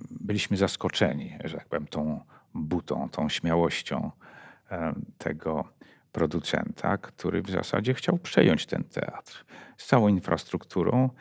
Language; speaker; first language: Polish; native; Polish